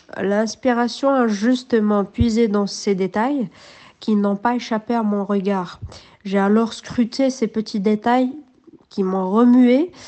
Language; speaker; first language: French; non-native, local second language; Arabic